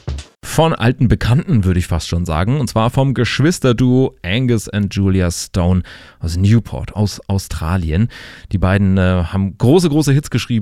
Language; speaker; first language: German; native; German